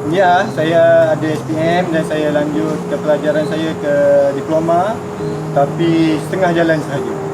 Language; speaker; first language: Malay; native; Malay